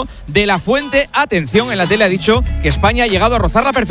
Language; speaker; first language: Spanish; native; Spanish